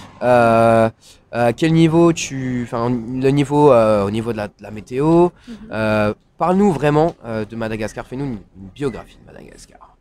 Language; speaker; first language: French; native; French